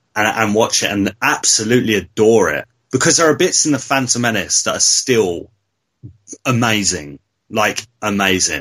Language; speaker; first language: English; native; English